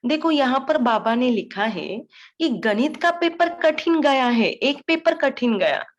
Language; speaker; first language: Hindi; non-native, local second language; Marathi